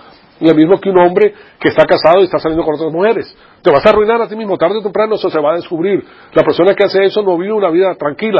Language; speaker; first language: Spanish; native; Spanish